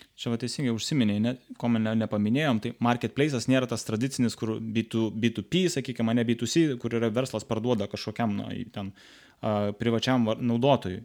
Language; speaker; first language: Lithuanian; native; Lithuanian